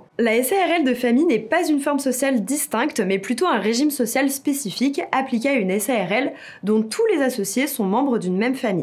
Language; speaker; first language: French; native; French